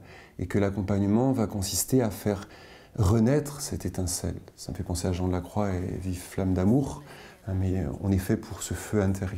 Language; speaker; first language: French; native; French